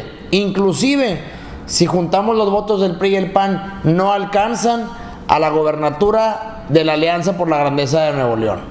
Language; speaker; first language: Spanish; native; Spanish